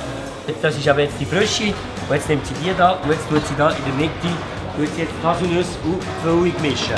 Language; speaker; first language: German; non-native, local second language; French